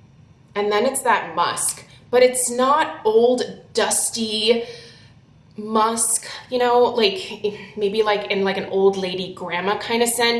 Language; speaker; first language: English; native; English